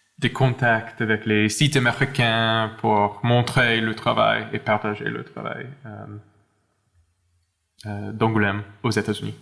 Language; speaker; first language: French; non-native, fluent; English